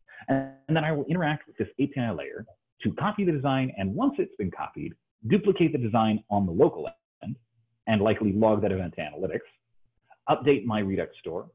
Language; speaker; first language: English; native; English